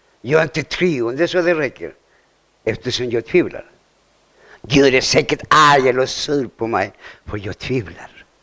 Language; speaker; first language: Swedish; early bilingual, other home language; Spanish